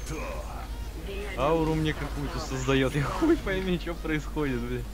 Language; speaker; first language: Russian; native; Russian